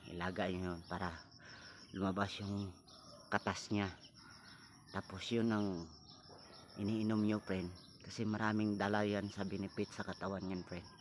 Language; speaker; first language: Filipino; non-native, local second language; Cebuano